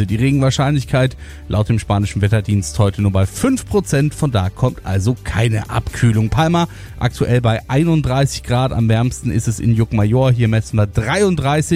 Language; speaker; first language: German; native; German